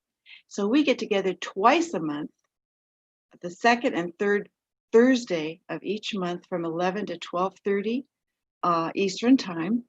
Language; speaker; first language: English; native; English